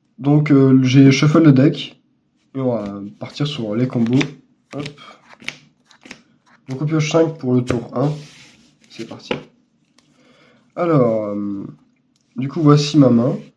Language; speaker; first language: French; native; French